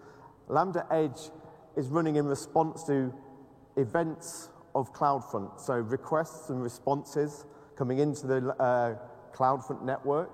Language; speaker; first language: English; native; English